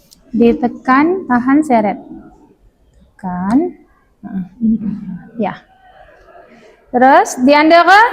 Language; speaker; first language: Indonesian; native; Indonesian